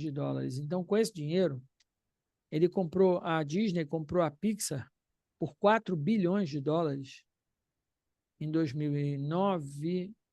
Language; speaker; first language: Portuguese; native; Portuguese